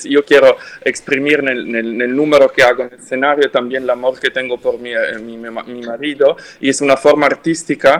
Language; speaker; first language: Spanish; non-native, fluent; French